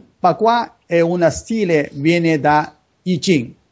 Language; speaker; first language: Italian; non-native, learner; Chinese